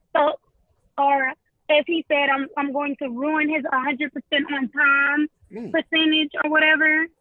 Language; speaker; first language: English; native; English